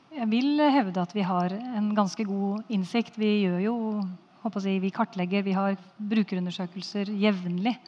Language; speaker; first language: Norwegian; native; Norwegian